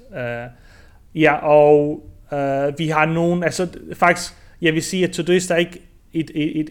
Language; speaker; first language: Danish; early bilingual, other home language; Bosnian